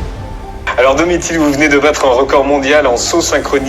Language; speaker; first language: French; native; French